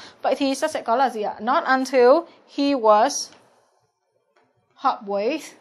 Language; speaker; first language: English; non-native, fluent; Vietnamese